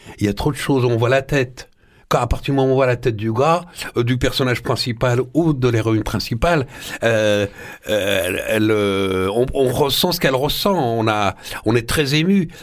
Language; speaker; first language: French; early bilingual, other home language; Arabic